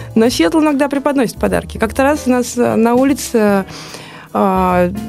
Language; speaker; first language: Russian; native; Russian